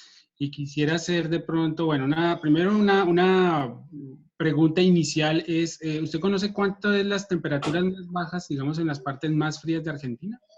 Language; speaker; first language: Spanish; native; Spanish